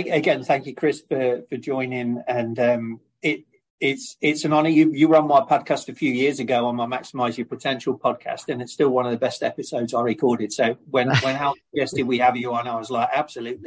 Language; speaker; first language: English; native; English